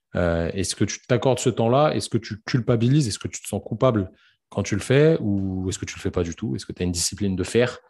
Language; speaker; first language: French; native; French